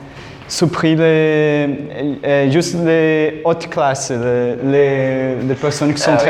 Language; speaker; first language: French; non-native, learner; Portuguese